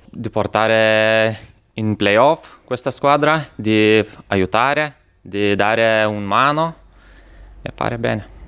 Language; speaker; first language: Italian; non-native, learner; Lithuanian